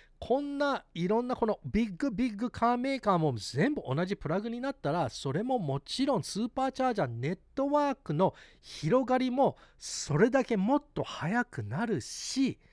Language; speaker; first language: Japanese; early bilingual, heritage; Japanese